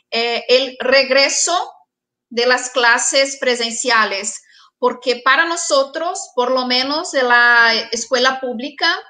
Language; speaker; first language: Spanish; non-native, fluent; Portuguese